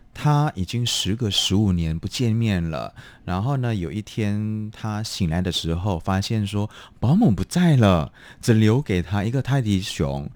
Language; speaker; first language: Chinese; non-native, fluent; Indonesian